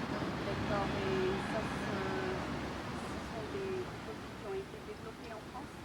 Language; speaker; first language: French; native; French